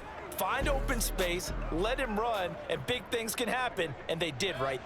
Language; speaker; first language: English; native; English